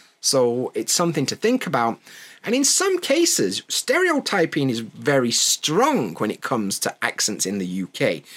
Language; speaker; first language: English; native; English